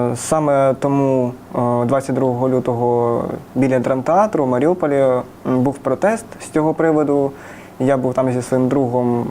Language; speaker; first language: Ukrainian; native; Ukrainian